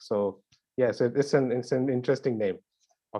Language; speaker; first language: English; non-native, local second language; Bangla